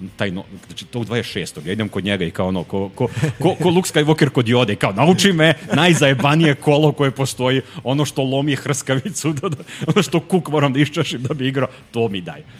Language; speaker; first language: Serbian; native; Serbian